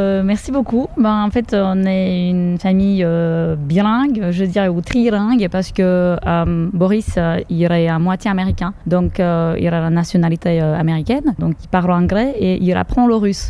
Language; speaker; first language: French; non-native, fluent; Slovak